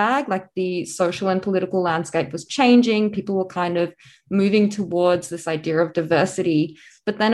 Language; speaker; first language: English; native; English